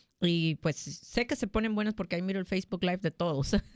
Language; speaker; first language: Spanish; early bilingual, heritage; Spanish